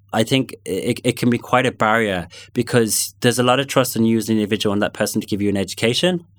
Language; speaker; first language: English; native; English